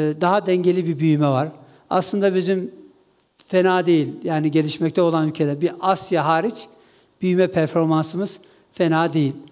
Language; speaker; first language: Turkish; non-native, local second language; Kurdish